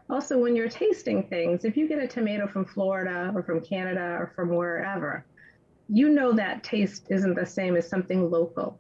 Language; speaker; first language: English; native; English